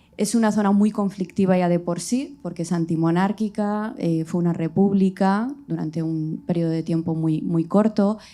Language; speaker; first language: Spanish; early bilingual, other home language; Riffian